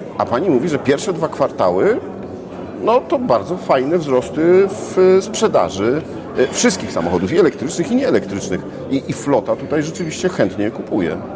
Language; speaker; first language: Polish; native; Polish